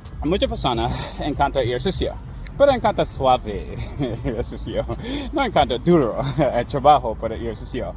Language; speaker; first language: Spanish; non-native, learner; English